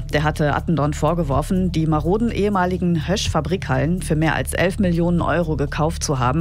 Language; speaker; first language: German; native; German